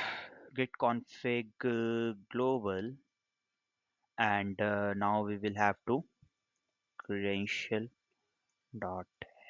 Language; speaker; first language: English; non-native, local second language; Hindi